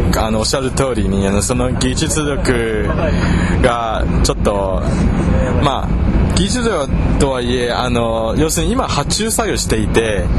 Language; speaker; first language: Japanese; non-native, fluent; Chinese